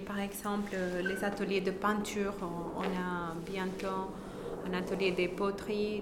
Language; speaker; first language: French; non-native, fluent; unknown